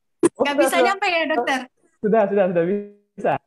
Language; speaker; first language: Indonesian; native; Indonesian